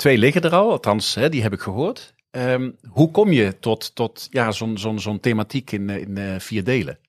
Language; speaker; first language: Dutch; native; Dutch